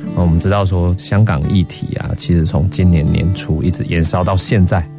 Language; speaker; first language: Chinese; native; Chinese